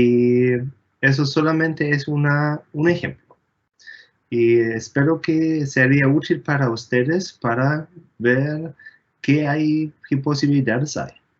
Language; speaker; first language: Spanish; non-native, fluent; German